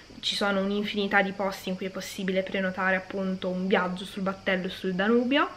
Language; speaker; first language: Italian; native; Italian